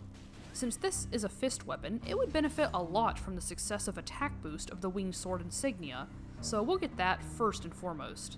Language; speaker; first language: English; native; English